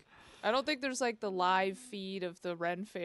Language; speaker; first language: English; early bilingual, other home language; Chinese